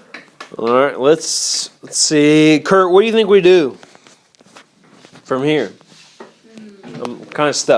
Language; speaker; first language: English; native; English